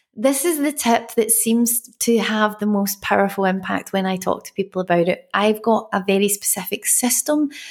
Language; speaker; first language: English; native; English